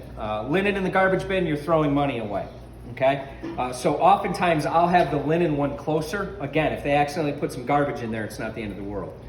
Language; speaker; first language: English; native; English